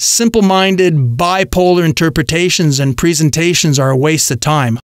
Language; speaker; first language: English; native; English